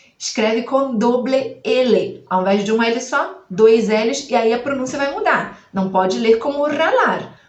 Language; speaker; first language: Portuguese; native; Portuguese